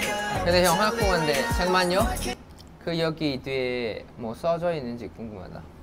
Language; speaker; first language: Korean; non-native, fluent; Thai